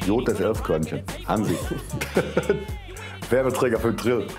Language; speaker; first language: German; native; German